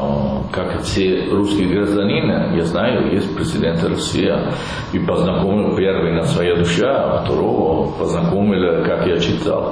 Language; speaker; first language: Russian; non-native, learner; Italian